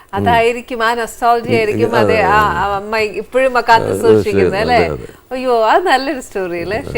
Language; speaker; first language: Malayalam; native; Malayalam